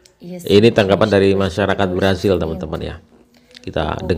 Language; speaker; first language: Indonesian; native; Indonesian